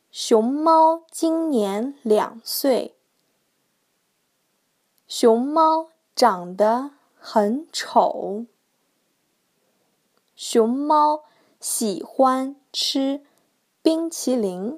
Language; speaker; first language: Chinese; non-native, learner; English